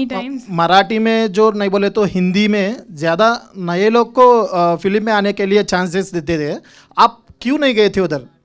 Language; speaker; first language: Hindi; non-native, local second language; Telugu